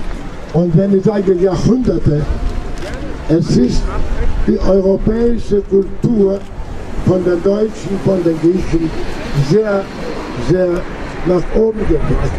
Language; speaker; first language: German; non-native, fluent; Greek